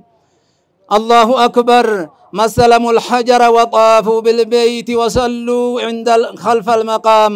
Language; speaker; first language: Arabic; non-native, fluent; Oromo